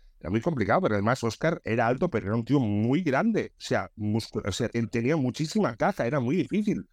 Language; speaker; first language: Spanish; native; Spanish